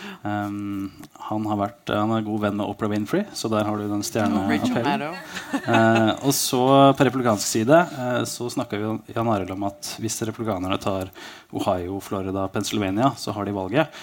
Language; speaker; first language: Norwegian; native; Norwegian